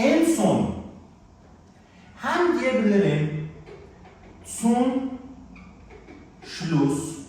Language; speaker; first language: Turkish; non-native, learner; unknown